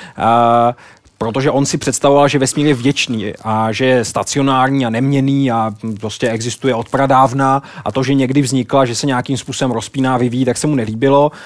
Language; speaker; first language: Czech; native; Czech